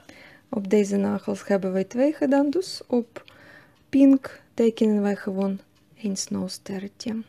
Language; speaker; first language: Dutch; non-native, learner; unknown